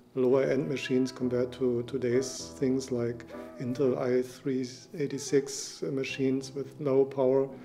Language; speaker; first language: English; non-native, fluent; German